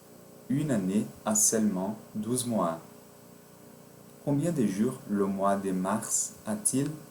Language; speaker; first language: French; non-native, fluent; Portuguese